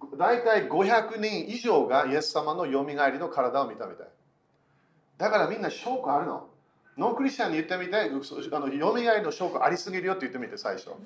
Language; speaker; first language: Japanese; non-native, fluent; English